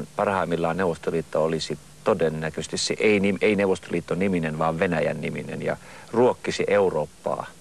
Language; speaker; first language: Finnish; early bilingual, other home language; Russian